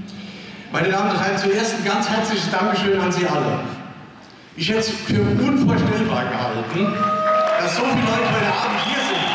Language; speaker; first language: German; native; German